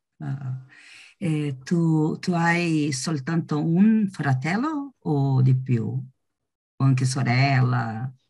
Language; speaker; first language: Italian; non-native, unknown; Portuguese